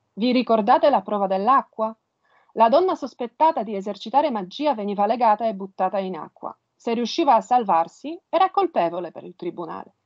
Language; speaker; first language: Italian; non-native, fluent; Polish